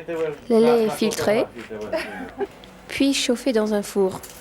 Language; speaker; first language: French; native; French